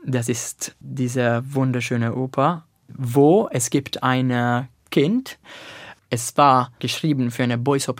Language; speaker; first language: German; non-native, learner; Italian